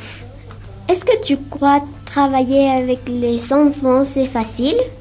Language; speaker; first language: French; non-native, learner; Spanish